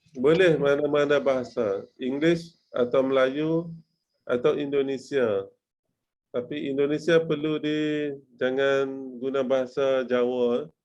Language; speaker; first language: Malay; native; Malay